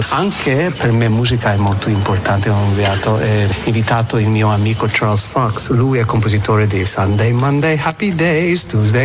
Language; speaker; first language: Italian; non-native, learner; English